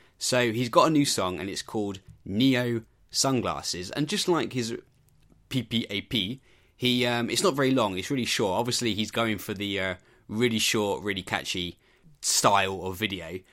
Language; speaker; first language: English; native; English